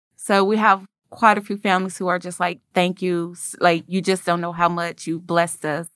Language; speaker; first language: English; native; English